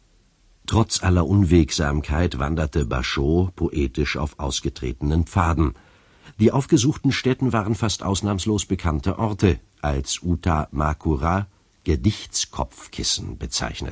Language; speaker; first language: German; native; German